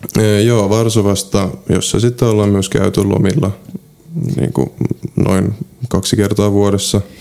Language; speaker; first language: Finnish; early bilingual, other home language; Polish